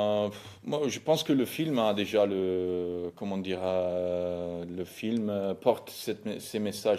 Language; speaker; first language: French; non-native, fluent; Italian